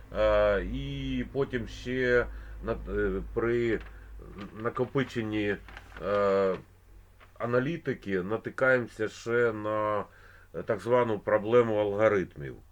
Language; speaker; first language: Ukrainian; non-native, local second language; Russian